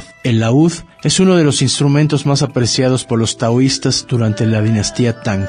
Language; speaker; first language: Spanish; native; Spanish